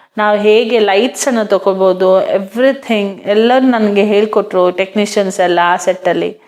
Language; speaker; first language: Kannada; non-native, fluent; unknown